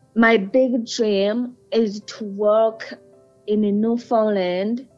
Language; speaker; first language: English; early bilingual, other home language; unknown